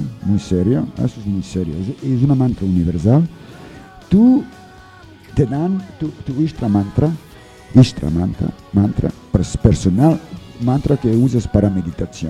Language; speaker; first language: Spanish; non-native, learner; English